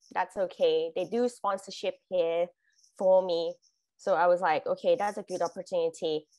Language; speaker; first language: English; non-native, fluent; Thai